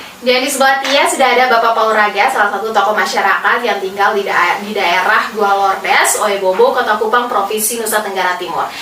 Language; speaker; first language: Indonesian; native; Indonesian